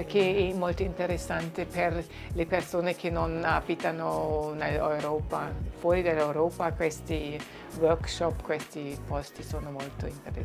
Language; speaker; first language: Italian; non-native, learner; German